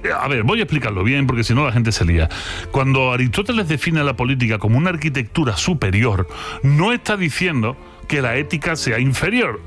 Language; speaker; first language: Spanish; native; Spanish